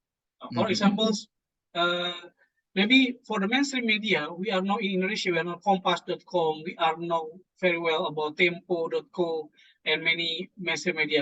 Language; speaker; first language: English; non-native, fluent; Indonesian